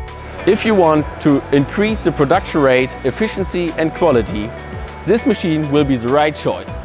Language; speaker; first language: English; non-native, fluent; German